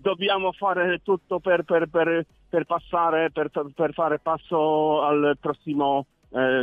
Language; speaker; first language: Italian; non-native, learner; Polish